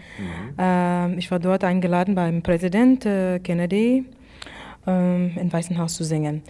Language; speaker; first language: German; non-native, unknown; English